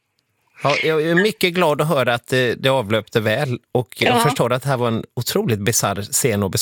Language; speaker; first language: Swedish; native; Swedish